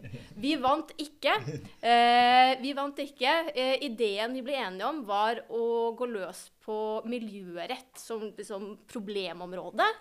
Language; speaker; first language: Norwegian; native; Norwegian